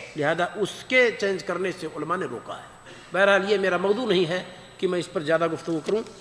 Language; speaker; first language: Urdu; native; Urdu